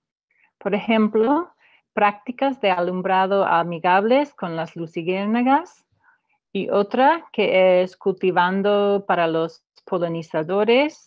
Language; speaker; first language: Spanish; non-native, fluent; English